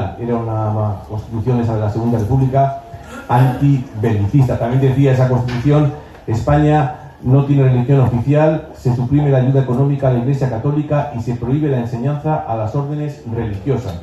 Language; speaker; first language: Spanish; native; Spanish